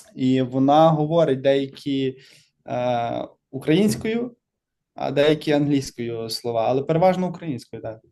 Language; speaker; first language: Ukrainian; native; Ukrainian